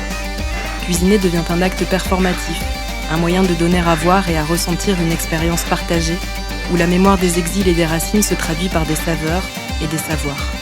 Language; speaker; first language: French; native; French